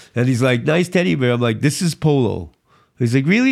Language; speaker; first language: English; early bilingual, other home language; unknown